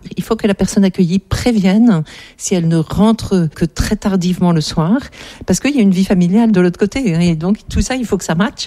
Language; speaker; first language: French; native; French